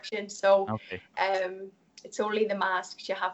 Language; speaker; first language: English; native; English